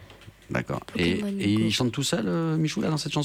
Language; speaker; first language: French; native; French